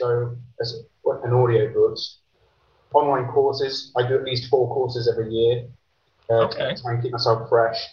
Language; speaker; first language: English; native; English